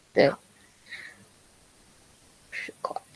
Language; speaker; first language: Chinese; non-native, learner; Indonesian